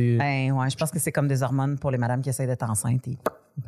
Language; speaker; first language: French; native; French